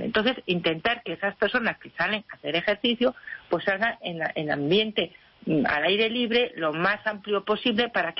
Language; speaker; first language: Spanish; native; Spanish